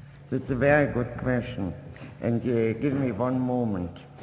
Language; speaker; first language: English; non-native, fluent; German